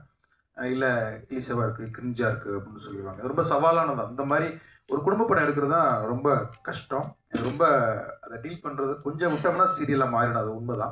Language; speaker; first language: Tamil; native; Tamil